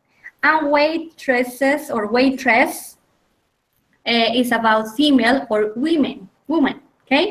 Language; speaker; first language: English; non-native, fluent; Spanish